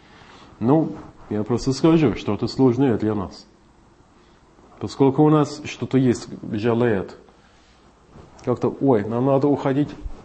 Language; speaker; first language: Russian; non-native, fluent; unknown